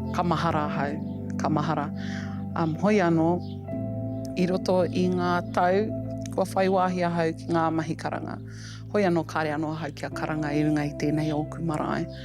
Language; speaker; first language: Māori; native; Māori